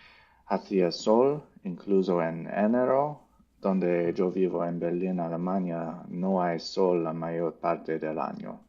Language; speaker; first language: Spanish; non-native, learner; English